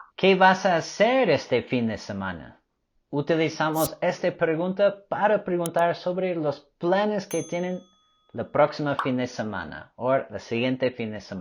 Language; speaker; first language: Spanish; non-native, fluent; English